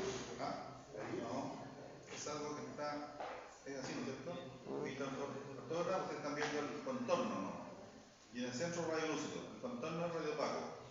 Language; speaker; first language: Spanish; native; Spanish